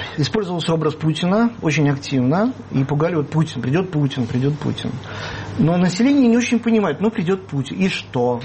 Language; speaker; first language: Russian; native; Russian